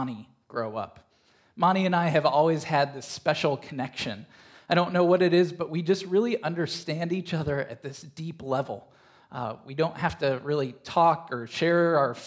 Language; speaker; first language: English; native; English